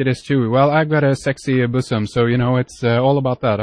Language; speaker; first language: English; non-native, fluent; Swedish